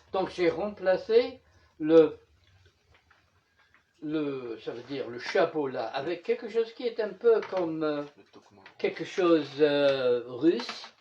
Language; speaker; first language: French; non-native, fluent; English